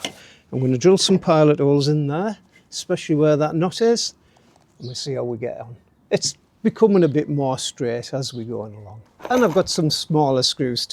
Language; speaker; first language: English; native; English